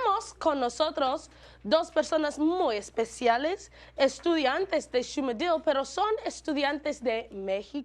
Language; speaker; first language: Spanish; non-native, fluent; English